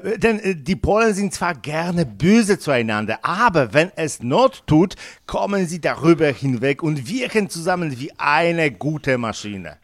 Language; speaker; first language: German; non-native, fluent; Polish